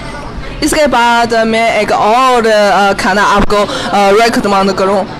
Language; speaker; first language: Hindi; non-native, fluent; Chinese